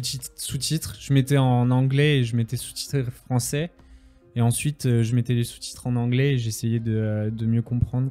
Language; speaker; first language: French; native; French